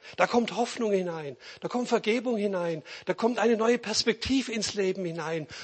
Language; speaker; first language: German; native; German